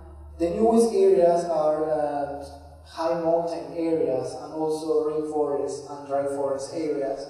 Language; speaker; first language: English; non-native, fluent; Spanish